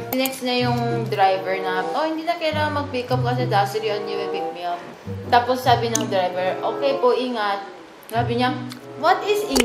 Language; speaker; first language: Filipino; non-native, fluent; Korean